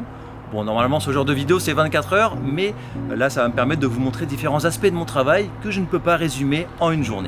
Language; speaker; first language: French; native; French